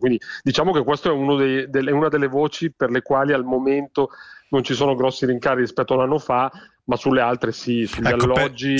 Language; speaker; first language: Italian; native; Italian